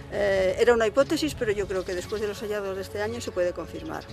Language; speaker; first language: Spanish; native; Spanish